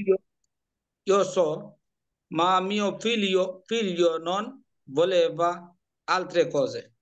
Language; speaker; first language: Italian; non-native, learner; Bangla